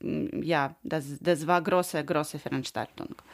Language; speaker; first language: German; non-native, learner; Ukrainian